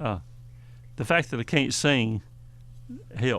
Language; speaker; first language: English; native; English